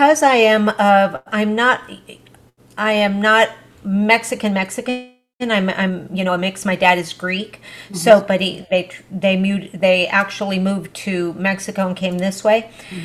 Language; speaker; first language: English; early bilingual, other home language; Spanish